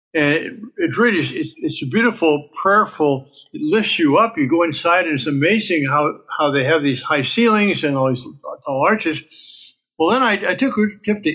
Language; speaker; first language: English; native; English